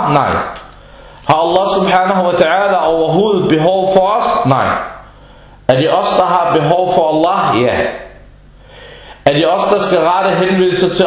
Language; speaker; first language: Danish; non-native, fluent; Arabic